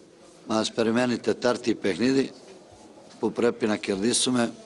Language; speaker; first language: Greek; non-native, fluent; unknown